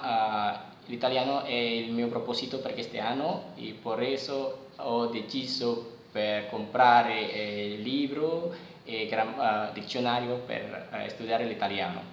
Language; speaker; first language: Italian; non-native, learner; Indonesian